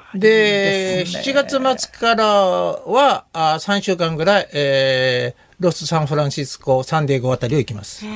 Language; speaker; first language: Japanese; native; Japanese